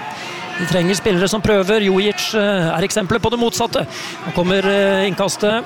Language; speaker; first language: Norwegian; native; Norwegian